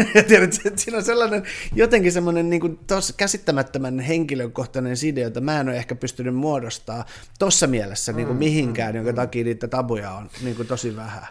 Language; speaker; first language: Finnish; early bilingual, other home language; Persian